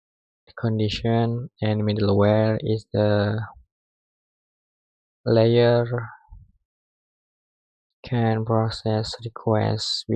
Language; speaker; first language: English; non-native, learner; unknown